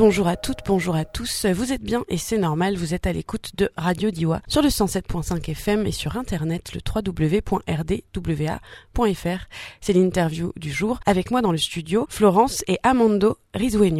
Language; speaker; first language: French; native; French